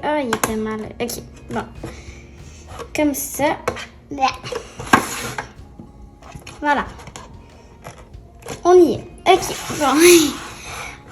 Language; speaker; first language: French; native; French